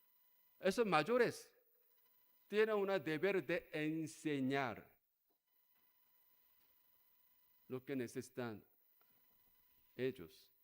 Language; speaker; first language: Spanish; non-native, learner; Korean